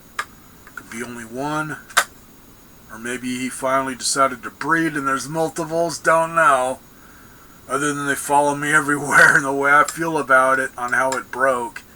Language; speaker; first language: English; native; English